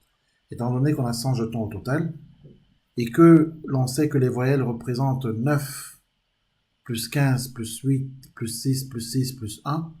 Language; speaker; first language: French; native; French